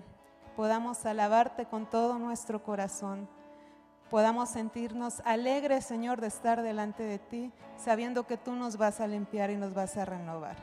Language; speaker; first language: Spanish; native; Spanish